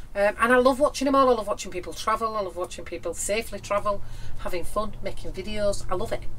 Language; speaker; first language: English; native; English